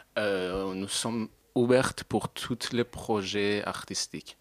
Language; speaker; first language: French; non-native, learner; Persian